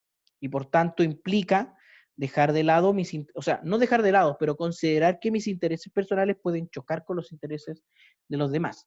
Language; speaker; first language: Spanish; native; Spanish